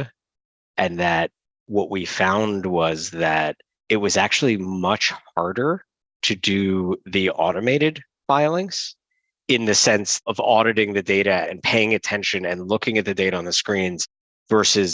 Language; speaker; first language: English; native; English